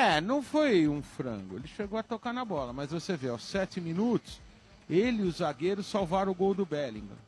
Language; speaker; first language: Portuguese; native; Portuguese